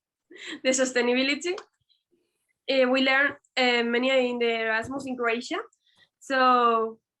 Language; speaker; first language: English; non-native, learner; Spanish